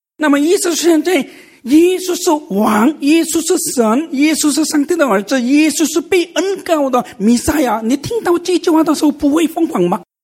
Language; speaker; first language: Chinese; non-native, fluent; Korean